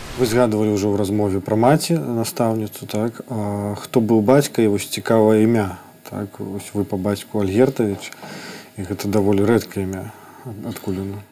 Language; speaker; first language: Belarusian; non-native, local second language; Russian